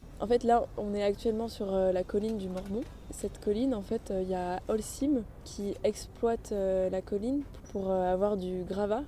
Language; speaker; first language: French; native; French